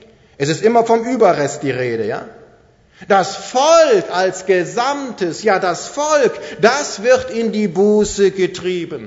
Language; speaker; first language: German; native; German